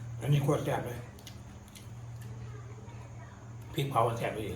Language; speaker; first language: Thai; non-native, local second language; Lao